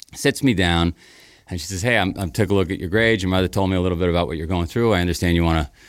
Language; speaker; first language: English; native; English